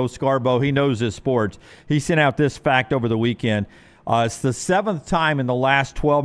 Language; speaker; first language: English; native; English